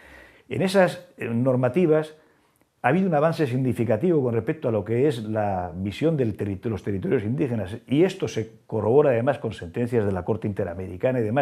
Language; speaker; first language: Spanish; native; Spanish